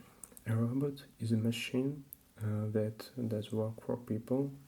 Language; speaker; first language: English; non-native, learner; Russian